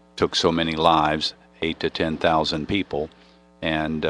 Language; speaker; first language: English; native; English